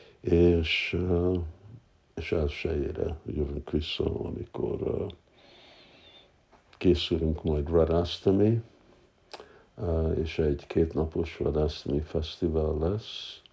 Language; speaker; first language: Hungarian; early bilingual, heritage; Hungarian